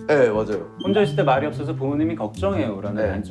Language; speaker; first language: Korean; native; Korean